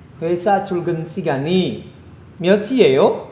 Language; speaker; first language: Korean; non-native, fluent; Indonesian